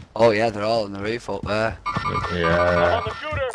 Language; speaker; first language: English; native; English